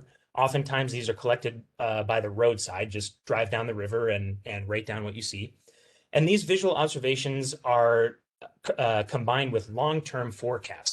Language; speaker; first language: English; native; English